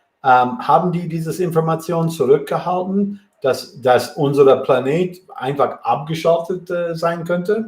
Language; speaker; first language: German; non-native, fluent; English